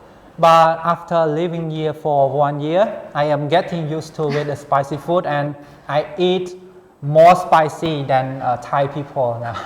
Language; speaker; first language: English; non-native, fluent; Khmer